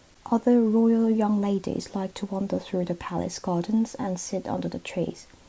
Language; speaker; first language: English; non-native, fluent; Korean